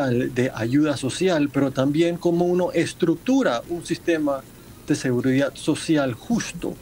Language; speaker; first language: Spanish; native; Spanish